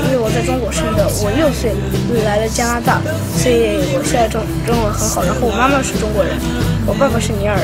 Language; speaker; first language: Chinese; early bilingual, other home language; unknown